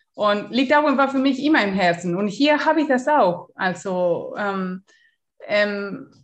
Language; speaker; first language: German; non-native, fluent; Spanish